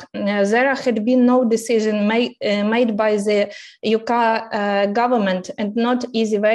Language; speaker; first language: English; non-native, fluent; Ukrainian